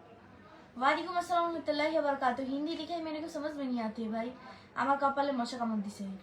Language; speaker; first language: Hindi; non-native, learner; Bangla